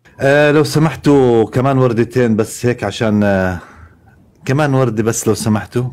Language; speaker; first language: Arabic; native; Arabic